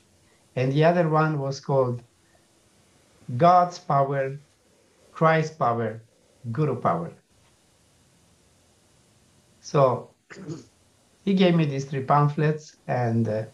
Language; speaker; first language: English; non-native, fluent; Italian